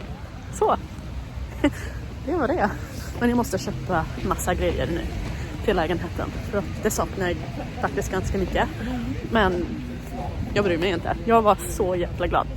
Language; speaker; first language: Swedish; non-native, fluent; English